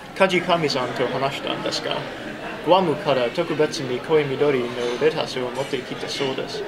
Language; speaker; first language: Japanese; non-native, learner; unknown